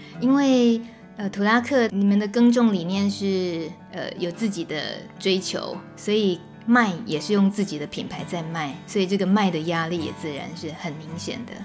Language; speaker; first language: Chinese; native; Chinese